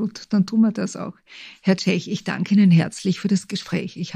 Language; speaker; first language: German; native; German